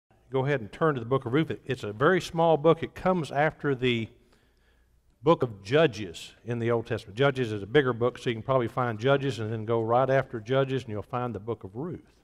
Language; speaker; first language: English; native; English